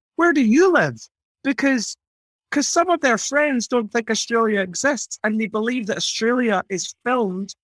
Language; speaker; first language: English; native; English